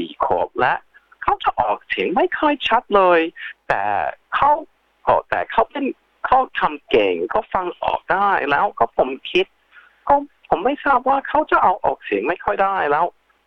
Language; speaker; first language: Thai; early bilingual, heritage; Thai